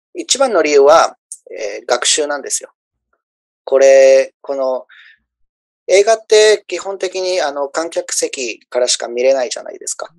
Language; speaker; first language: Japanese; early bilingual, other home language; Spanish